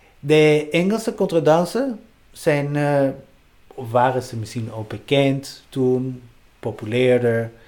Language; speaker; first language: Dutch; non-native, fluent; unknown